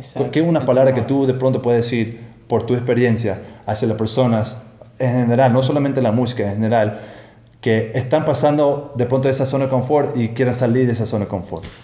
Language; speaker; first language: Spanish; non-native, fluent; English